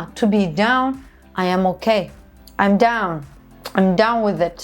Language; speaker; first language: English; non-native, fluent; Turkish